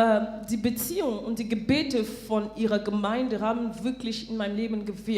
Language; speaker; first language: German; non-native, fluent; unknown